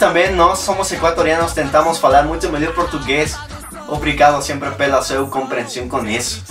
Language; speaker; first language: Portuguese; non-native, learner; Spanish